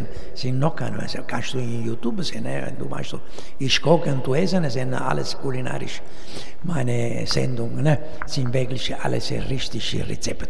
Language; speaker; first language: German; non-native, learner; Italian